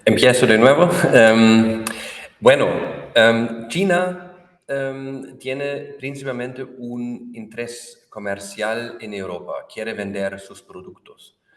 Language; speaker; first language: Spanish; non-native, fluent; German